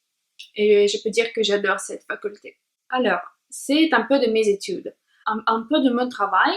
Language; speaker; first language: French; non-native, learner; Russian